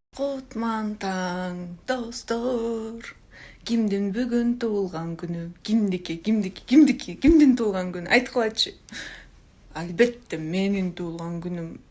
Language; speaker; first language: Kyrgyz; non-native, local second language; Russian